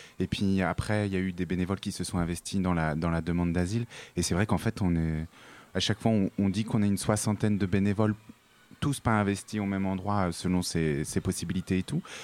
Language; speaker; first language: French; native; French